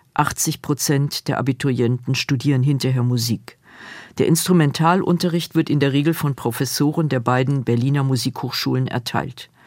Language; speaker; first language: German; native; German